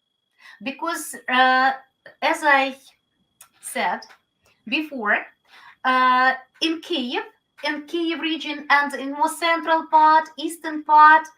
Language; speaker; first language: English; non-native, learner; Ukrainian